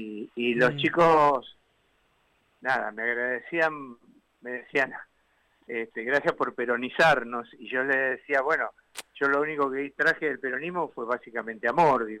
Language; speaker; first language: Spanish; native; Spanish